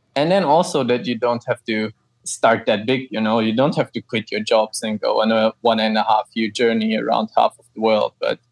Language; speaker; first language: English; non-native, fluent; German